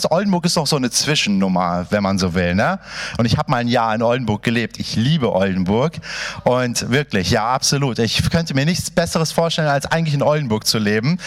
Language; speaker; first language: German; early bilingual, other home language; Persian